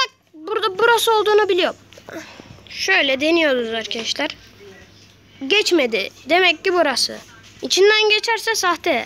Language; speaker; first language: Turkish; native; Turkish